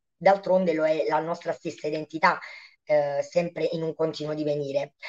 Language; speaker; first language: Italian; native; Italian